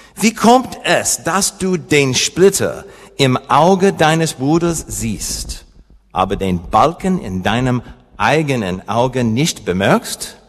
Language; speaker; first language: German; non-native, learner; English